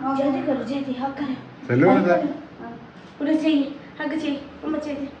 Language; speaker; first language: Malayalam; non-native, learner; Nepali